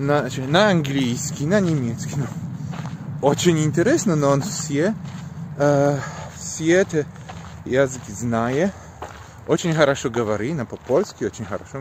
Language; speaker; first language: Russian; non-native, learner; Polish